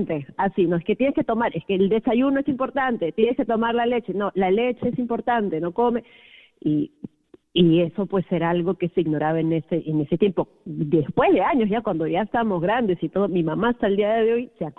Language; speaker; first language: Spanish; native; Spanish